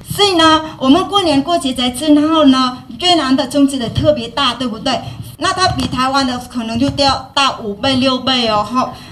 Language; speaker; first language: Chinese; non-native, fluent; Vietnamese